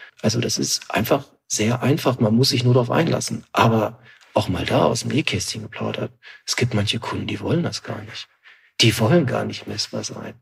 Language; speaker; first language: German; native; German